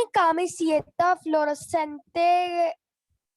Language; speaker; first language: Spanish; non-native, learner; Hindi